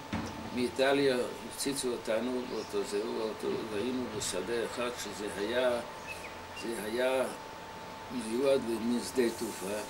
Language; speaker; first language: Hebrew; non-native, fluent; Hungarian